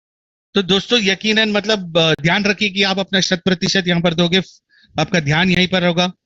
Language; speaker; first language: Hindi; native; Hindi